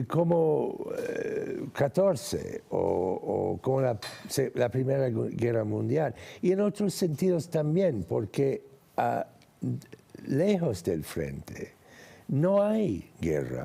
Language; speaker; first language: Spanish; non-native, fluent; English